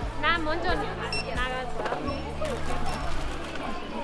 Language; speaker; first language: Korean; non-native, learner; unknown